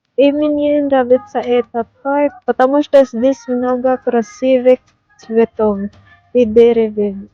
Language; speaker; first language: Russian; non-native, learner; Waray